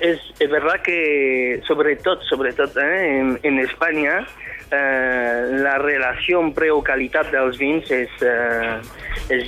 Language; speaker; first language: Catalan; non-native, fluent; French